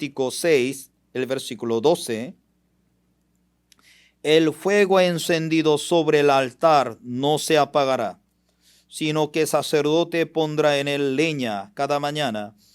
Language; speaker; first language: Spanish; non-native, fluent; Korean